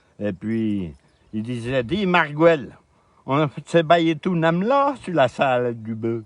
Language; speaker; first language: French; native; French